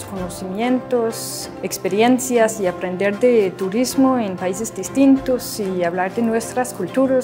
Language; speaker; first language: Spanish; non-native, fluent; Danish